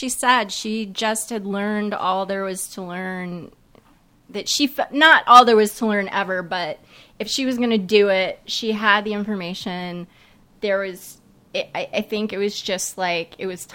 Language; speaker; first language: English; native; English